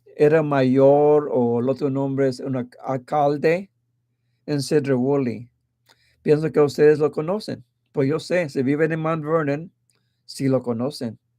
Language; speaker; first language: Spanish; early bilingual, heritage; Spanish